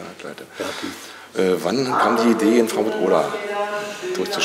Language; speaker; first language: German; native; German